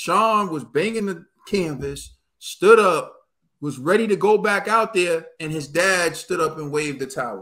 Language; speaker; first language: English; native; English